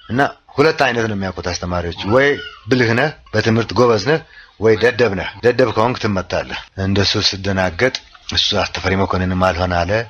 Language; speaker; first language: Amharic; non-native, local second language; Oromo